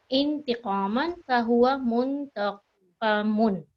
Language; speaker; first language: Arabic; non-native, learner; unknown